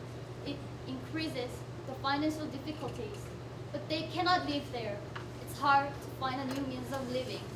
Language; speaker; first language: English; non-native, learner; Korean